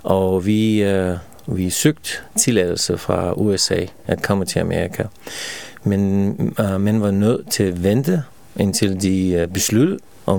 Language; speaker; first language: Danish; non-native, fluent; Russian